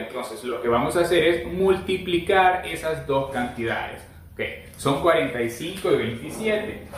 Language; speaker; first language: Spanish; native; Spanish